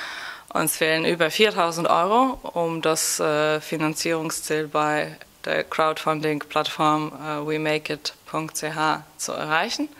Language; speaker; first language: German; non-native, fluent; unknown